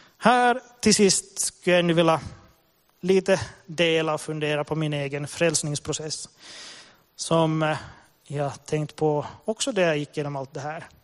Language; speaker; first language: Swedish; native; Swedish